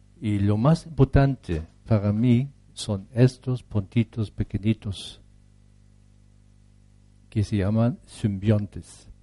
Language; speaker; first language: Spanish; non-native, fluent; German